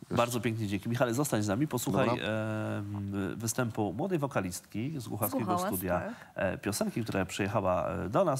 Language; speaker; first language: Polish; native; Polish